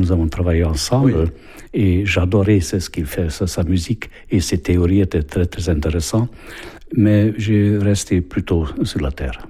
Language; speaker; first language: French; non-native, fluent; Hungarian